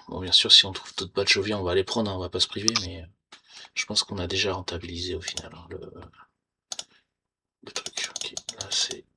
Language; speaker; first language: French; native; French